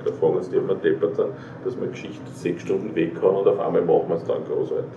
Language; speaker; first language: German; native; German